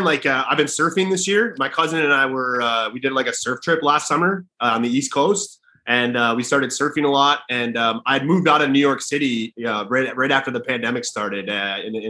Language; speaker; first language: English; native; English